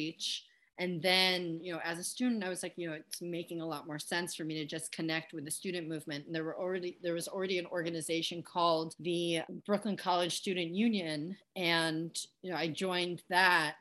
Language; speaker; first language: English; native; English